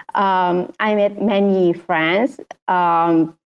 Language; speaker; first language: English; non-native, learner; Indonesian